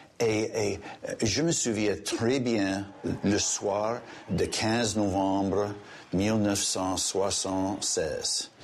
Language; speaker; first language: French; non-native, local second language; English